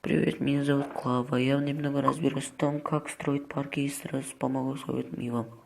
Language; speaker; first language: Russian; non-native, local second language; Kazakh